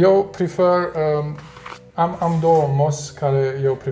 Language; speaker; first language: Romanian; non-native, learner; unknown